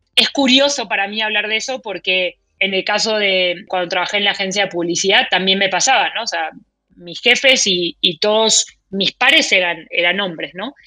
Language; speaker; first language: Spanish; native; Spanish